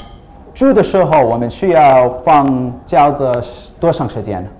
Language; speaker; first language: Chinese; non-native, learner; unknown